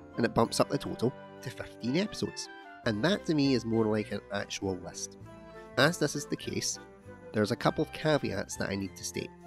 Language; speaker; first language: English; native; English